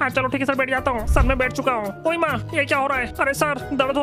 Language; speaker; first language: Hindi; native; Hindi